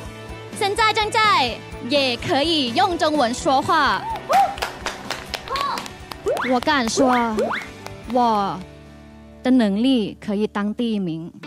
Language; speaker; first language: Chinese; non-native, learner; Thai